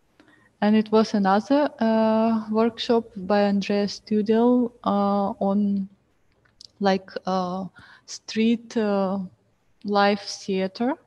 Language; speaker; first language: English; non-native, fluent; Kyrgyz